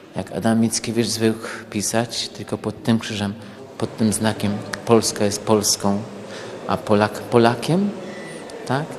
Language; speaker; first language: Polish; native; Polish